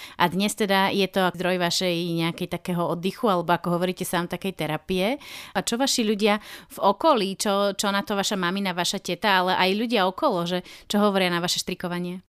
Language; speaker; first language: Slovak; native; Slovak